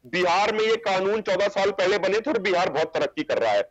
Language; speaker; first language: Hindi; native; Hindi